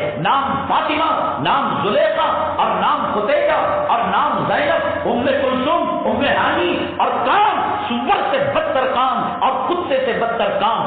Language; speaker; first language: Urdu; native; Urdu